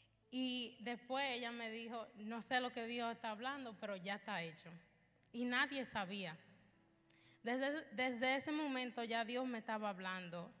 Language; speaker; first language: Spanish; early bilingual, heritage; Spanish